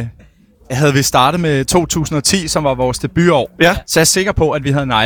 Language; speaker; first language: Danish; native; Danish